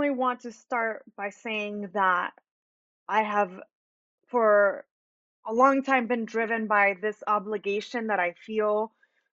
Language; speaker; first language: English; early bilingual, other home language; Spanish